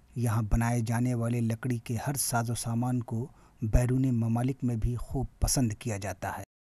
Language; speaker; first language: Urdu; native; Urdu